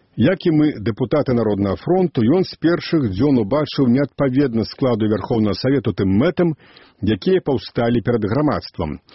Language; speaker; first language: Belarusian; native; Belarusian